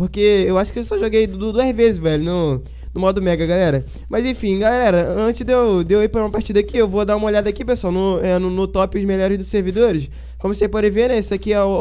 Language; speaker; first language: Portuguese; native; Portuguese